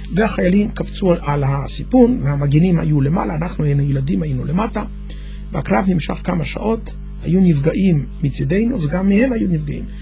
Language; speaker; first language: Hebrew; non-native, fluent; Yiddish